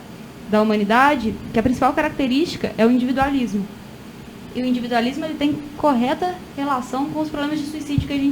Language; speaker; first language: Portuguese; native; Portuguese